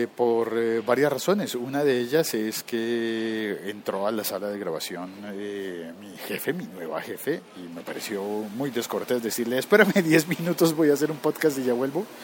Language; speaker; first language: Spanish; native; Spanish